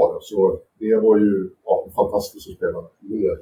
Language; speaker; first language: Swedish; native; Swedish